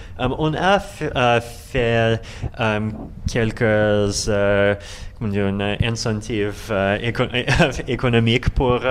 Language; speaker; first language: French; non-native, learner; Russian